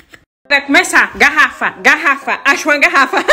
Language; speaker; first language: Portuguese; native; Portuguese